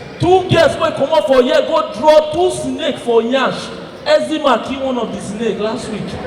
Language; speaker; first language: Nigerian Pidgin; native; Nigerian Pidgin